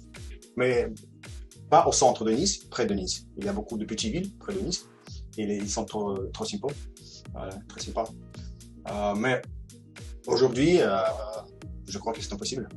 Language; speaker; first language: French; non-native, learner; Russian